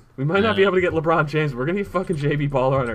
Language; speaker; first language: English; native; English